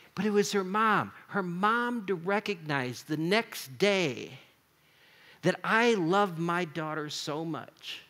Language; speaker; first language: English; native; English